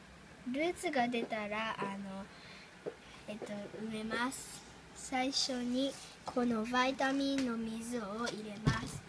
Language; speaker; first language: Japanese; non-native, learner; English